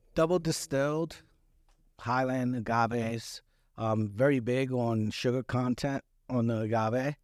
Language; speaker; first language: English; early bilingual, other home language; Spanish